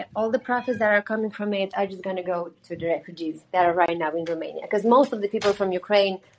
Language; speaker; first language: English; non-native, fluent; Romanian